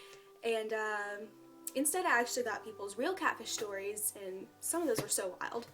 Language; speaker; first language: English; native; English